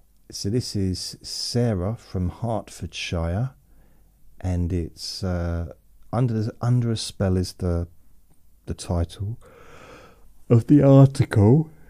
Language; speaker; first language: English; native; English